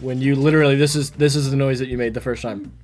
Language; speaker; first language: English; native; English